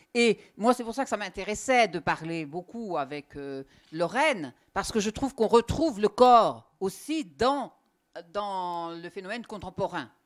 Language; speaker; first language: French; native; French